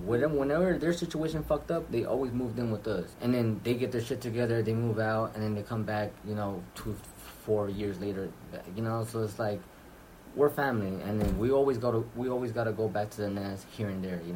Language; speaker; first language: English; early bilingual, other home language; Spanish